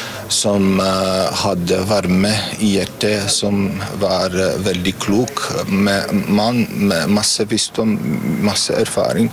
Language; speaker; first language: Norwegian; non-native, fluent; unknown